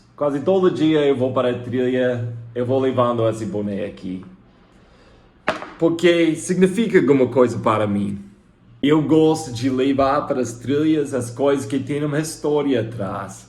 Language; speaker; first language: Portuguese; non-native, fluent; English